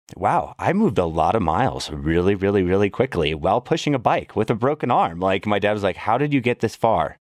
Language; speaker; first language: English; native; English